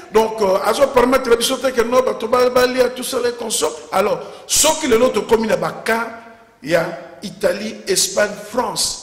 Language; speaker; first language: French; non-native, local second language; Lingala